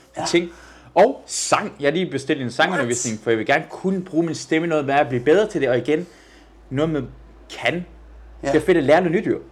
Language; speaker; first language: Danish; native; Danish